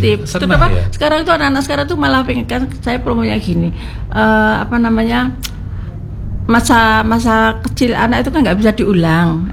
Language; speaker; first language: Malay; non-native, local second language; Javanese